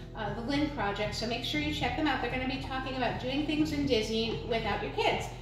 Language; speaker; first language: English; native; English